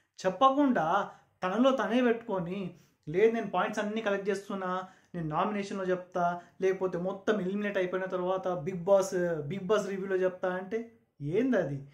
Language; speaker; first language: Telugu; non-native, local second language; Urdu